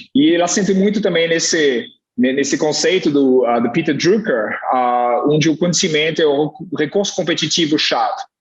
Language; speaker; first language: Portuguese; non-native, fluent; French